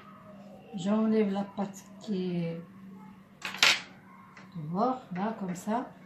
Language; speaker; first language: French; non-native, local second language; Arabic